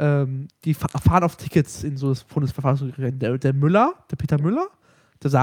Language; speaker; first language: German; native; German